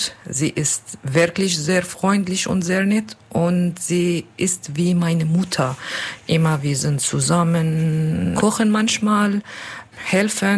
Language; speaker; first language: German; non-native, learner; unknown